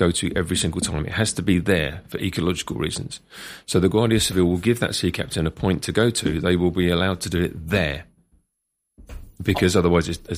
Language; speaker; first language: English; native; English